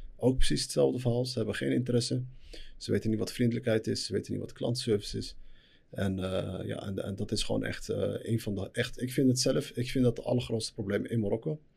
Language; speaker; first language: Dutch; early bilingual, other home language; Arabic